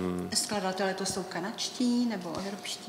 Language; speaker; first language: Czech; native; Czech